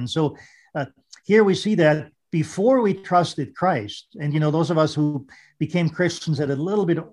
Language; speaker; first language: English; non-native, fluent; German